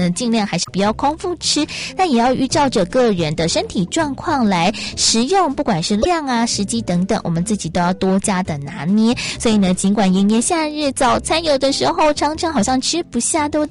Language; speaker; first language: Chinese; native; Chinese